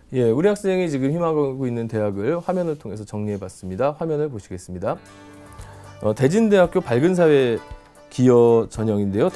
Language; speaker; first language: Korean; native; Korean